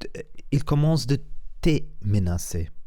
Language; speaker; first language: French; non-native, learner; Spanish